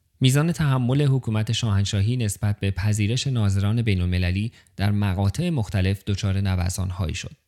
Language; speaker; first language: Persian; native; Persian